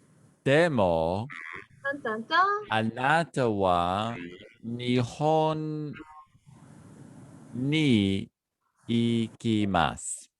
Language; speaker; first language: Japanese; non-native, learner; English